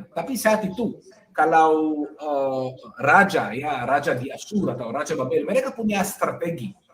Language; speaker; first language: Indonesian; non-native, fluent; Hebrew